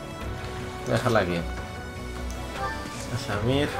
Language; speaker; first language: Spanish; native; Spanish